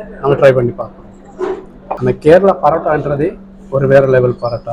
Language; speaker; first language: Tamil; native; Tamil